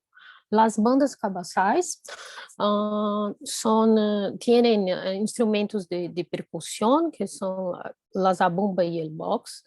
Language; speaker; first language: Spanish; non-native, fluent; Portuguese